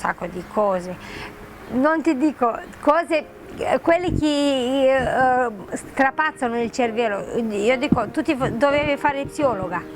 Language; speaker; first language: Italian; non-native, fluent; Romanian